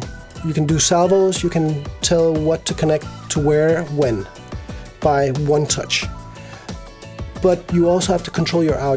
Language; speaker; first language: English; non-native, fluent; Danish